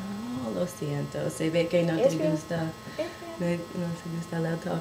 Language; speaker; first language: Spanish; non-native, learner; English